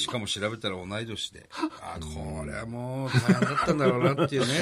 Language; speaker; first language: Japanese; native; Japanese